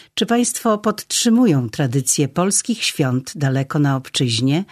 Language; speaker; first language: Polish; native; Polish